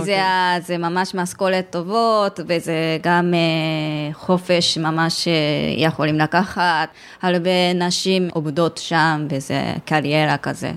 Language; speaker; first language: Hebrew; non-native, learner; Japanese